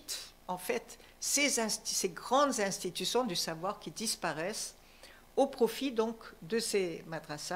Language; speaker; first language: French; non-native, local second language; Arabic